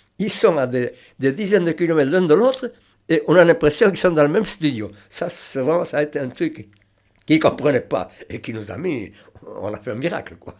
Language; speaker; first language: French; non-native, local second language; Basque